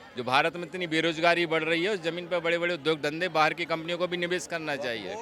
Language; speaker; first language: Hindi; native; Hindi